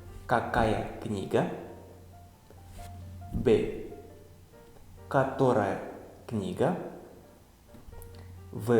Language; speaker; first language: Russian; non-native, fluent; Indonesian